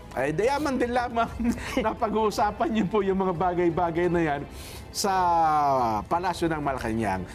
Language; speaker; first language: Filipino; native; Filipino